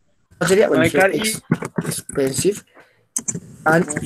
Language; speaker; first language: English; non-native, fluent; Spanish